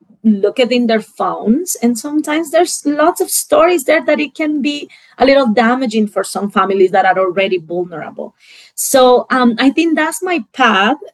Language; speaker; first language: English; non-native, fluent; Spanish